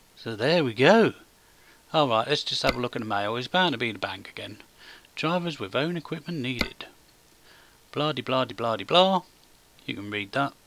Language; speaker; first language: English; native; English